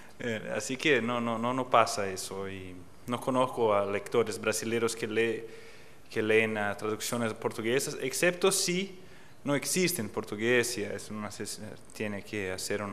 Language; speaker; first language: Spanish; non-native, fluent; Portuguese